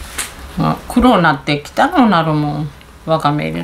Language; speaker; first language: Japanese; native; Japanese